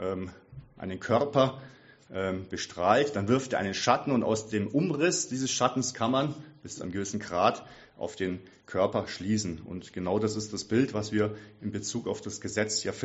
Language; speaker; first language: German; native; German